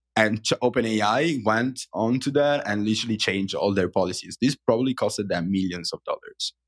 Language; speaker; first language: English; non-native, fluent; Italian